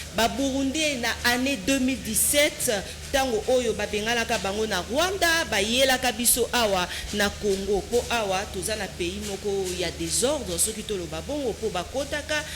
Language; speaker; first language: Lingala; native; Lingala